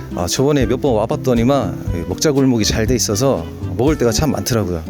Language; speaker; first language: Korean; native; Korean